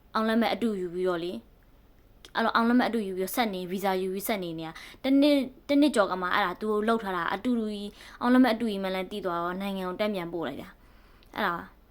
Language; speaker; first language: Burmese; native; Burmese